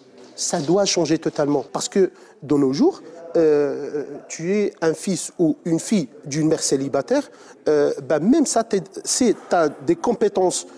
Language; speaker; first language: French; non-native, local second language; Arabic